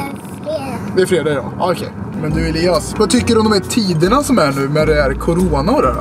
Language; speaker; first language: Swedish; native; Swedish